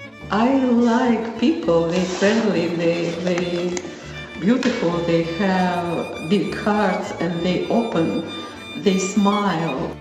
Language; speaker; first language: English; non-native, learner; Russian